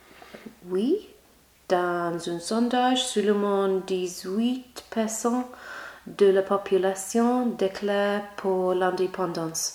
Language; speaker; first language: French; non-native, learner; English